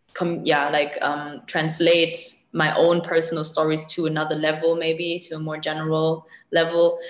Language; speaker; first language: English; non-native, fluent; German